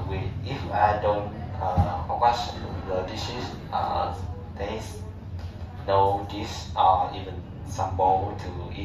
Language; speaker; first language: English; non-native, learner; Vietnamese